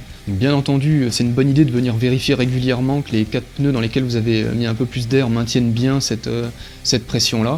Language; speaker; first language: French; native; French